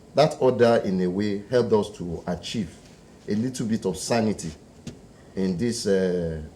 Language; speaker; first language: English; non-native, local second language; Yoruba